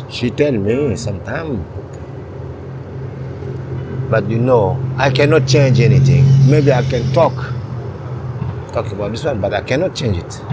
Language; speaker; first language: English; non-native, learner; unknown